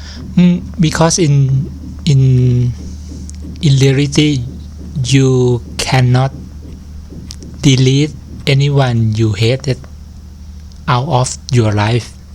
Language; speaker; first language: English; non-native, learner; Thai